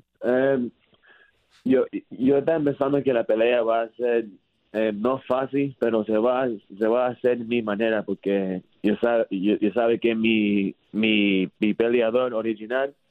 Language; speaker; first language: Spanish; early bilingual, heritage; English